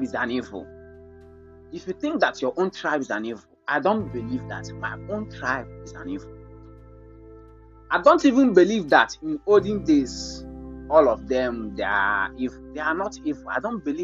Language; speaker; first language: English; non-native, local second language; Igbo